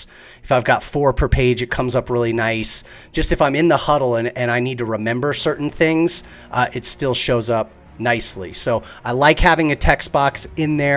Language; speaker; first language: English; native; English